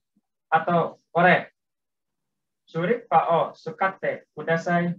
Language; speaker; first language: Japanese; non-native, learner; Indonesian